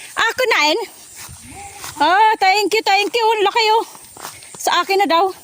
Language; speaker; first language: Filipino; non-native, local second language; Waray